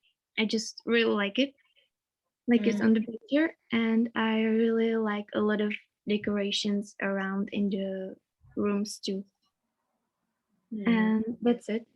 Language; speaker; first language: English; non-native, learner; Czech